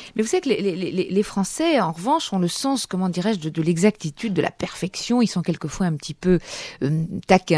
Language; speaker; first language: French; native; French